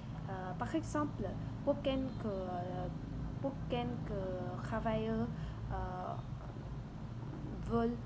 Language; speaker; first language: French; non-native, learner; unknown